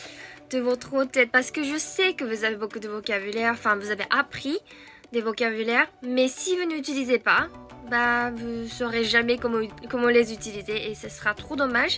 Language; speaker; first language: French; non-native, fluent; Japanese